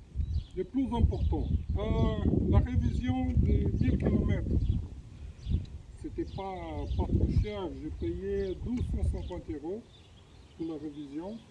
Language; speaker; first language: French; non-native, fluent; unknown